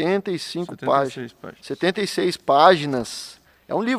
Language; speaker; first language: Portuguese; native; Portuguese